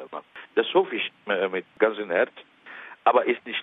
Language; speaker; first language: German; non-native, learner; Arabic